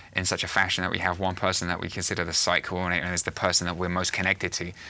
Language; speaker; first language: English; native; English